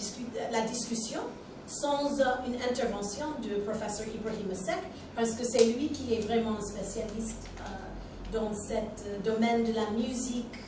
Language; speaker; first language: French; non-native, fluent; English